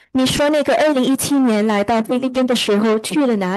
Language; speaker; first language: Chinese; early bilingual, heritage; Chinese